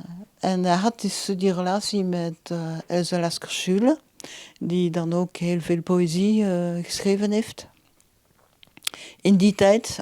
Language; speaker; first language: Dutch; non-native, local second language; French